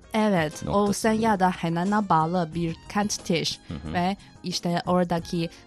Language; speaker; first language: Turkish; non-native, fluent; Chinese